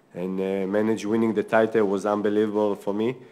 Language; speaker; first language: English; non-native, fluent; Hebrew